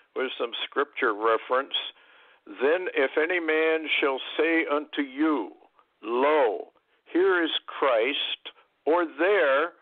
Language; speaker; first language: English; native; English